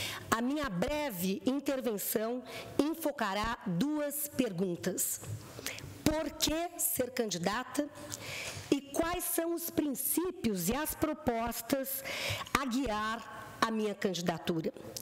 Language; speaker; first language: Portuguese; native; Portuguese